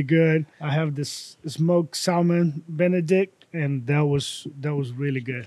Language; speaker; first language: English; non-native, fluent; Portuguese